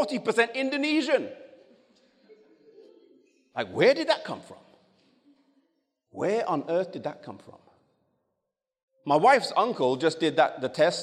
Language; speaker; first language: English; native; English